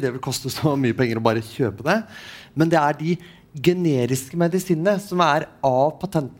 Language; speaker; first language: Norwegian; non-native, fluent; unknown